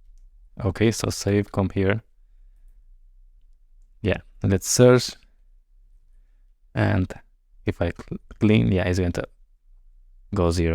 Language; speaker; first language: English; non-native, fluent; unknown